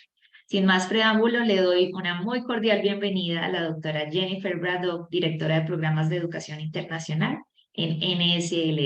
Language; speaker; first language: Spanish; native; Spanish